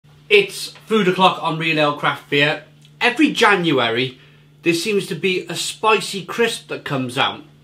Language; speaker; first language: English; native; English